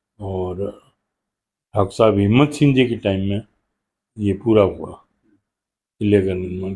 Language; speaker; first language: Hindi; native; Hindi